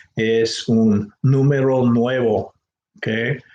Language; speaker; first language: Spanish; non-native, learner; English